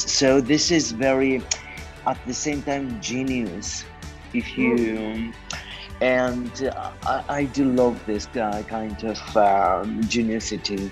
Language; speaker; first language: English; non-native, fluent; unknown